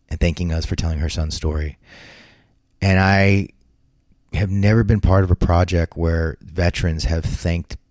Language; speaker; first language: English; native; English